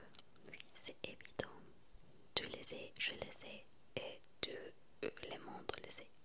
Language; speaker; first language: French; non-native, learner; Spanish